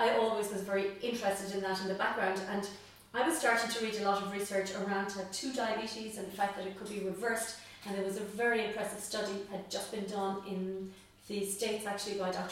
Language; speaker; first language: English; native; English